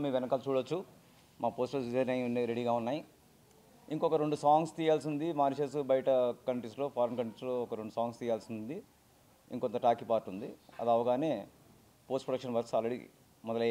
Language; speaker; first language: Telugu; native; Telugu